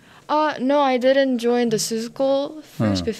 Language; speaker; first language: English; non-native, learner; Korean